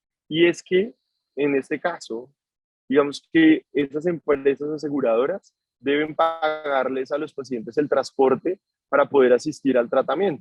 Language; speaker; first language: Spanish; native; Spanish